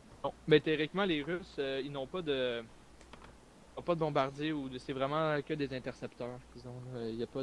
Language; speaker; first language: French; native; French